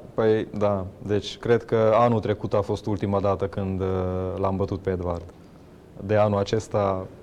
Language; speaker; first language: Romanian; non-native, local second language; Hungarian